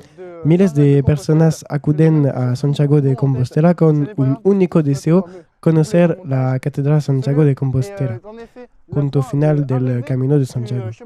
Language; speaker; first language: Spanish; non-native, learner; French